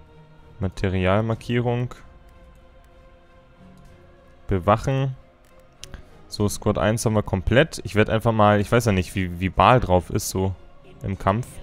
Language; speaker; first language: German; native; German